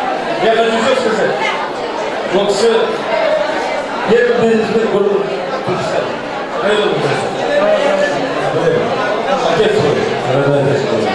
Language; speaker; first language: Russian; non-native, local second language; Kazakh